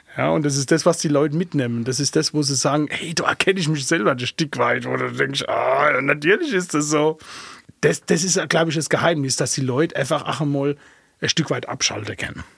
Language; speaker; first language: German; early bilingual, other home language; Arabic